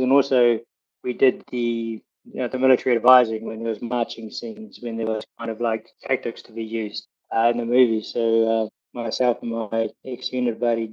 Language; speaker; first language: English; native; English